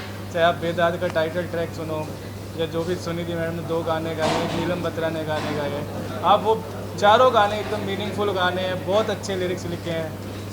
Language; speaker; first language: Hindi; native; Hindi